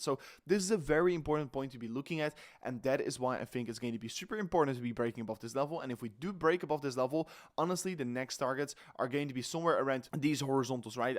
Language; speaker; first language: English; non-native, fluent; Dutch